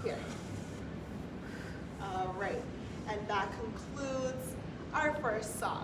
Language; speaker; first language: English; native; English